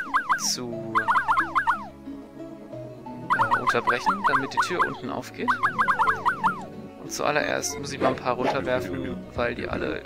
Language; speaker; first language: German; native; German